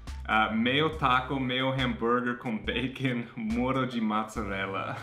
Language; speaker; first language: Portuguese; non-native, fluent; English